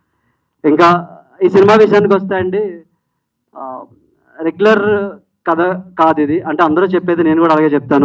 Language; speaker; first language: Telugu; native; Telugu